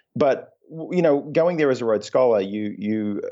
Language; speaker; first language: English; native; English